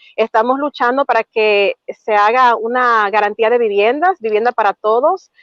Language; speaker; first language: Spanish; early bilingual, heritage; Spanish